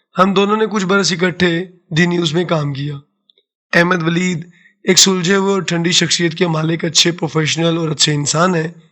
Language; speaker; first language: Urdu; non-native, local second language; Saraiki